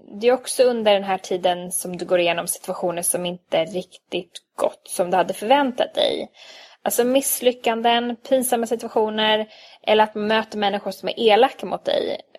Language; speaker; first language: Swedish; early bilingual, other home language; Hungarian